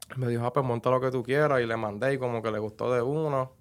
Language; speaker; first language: Spanish; native; Spanish